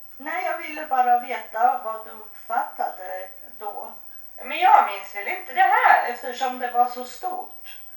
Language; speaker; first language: Swedish; native; Swedish